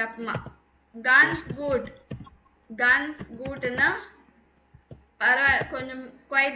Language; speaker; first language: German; non-native, fluent; Tamil